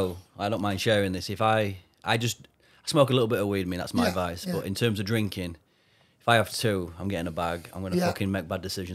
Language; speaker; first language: English; native; English